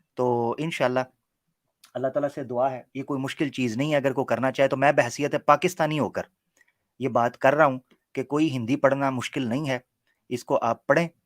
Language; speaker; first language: Urdu; native; Urdu